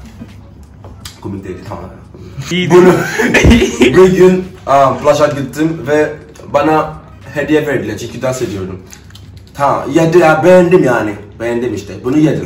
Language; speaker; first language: Turkish; non-native, learner; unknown